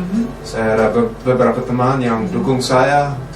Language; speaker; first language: Indonesian; non-native, fluent; English